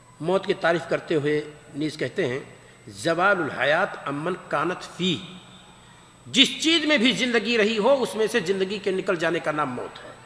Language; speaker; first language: Urdu; native; Urdu